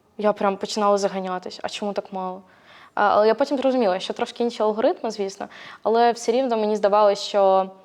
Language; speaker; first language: Ukrainian; native; Ukrainian